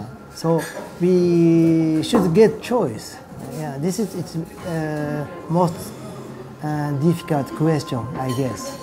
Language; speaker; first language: English; non-native, learner; Japanese